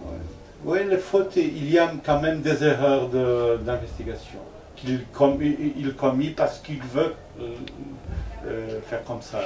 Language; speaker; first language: French; non-native, fluent; Portuguese